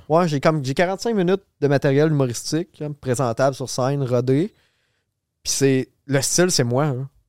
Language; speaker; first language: French; native; French